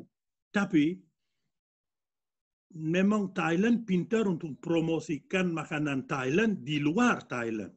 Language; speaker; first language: Indonesian; non-native, fluent; French